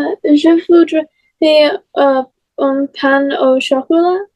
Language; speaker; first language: French; non-native, learner; English